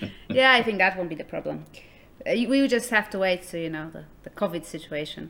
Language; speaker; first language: English; non-native, fluent; Polish